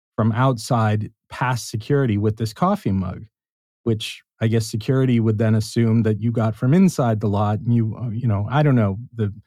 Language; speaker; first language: English; native; English